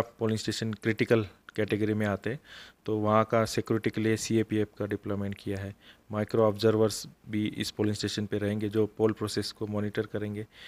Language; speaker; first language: Hindi; non-native, local second language; Marathi